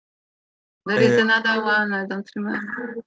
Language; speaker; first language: English; non-native, learner; Italian